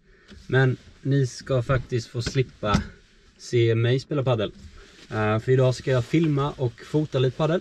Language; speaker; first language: Swedish; native; Swedish